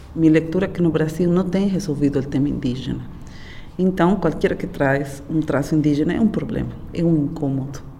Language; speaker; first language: Portuguese; non-native, fluent; Spanish